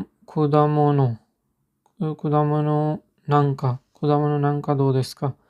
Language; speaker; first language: Japanese; non-native, learner; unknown